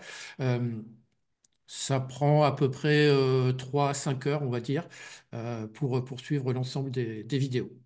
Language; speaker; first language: French; native; French